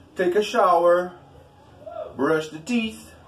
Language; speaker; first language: English; non-native, fluent; Portuguese